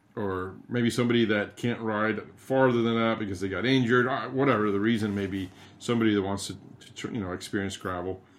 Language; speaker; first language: English; early bilingual, other home language; Spanish